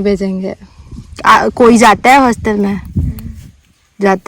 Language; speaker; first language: Hindi; native; Hindi